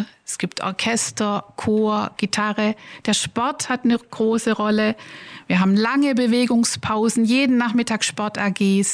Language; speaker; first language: German; native; German